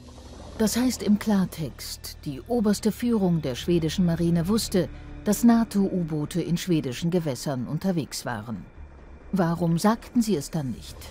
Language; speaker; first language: German; native; German